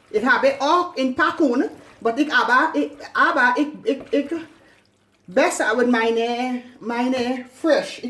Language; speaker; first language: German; non-native, learner; English